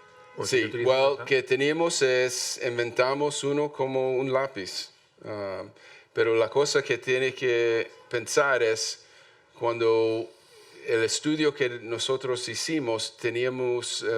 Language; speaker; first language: Spanish; non-native, learner; English